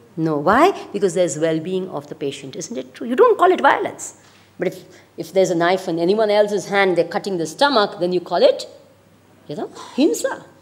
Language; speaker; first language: English; non-native, local second language; Gujarati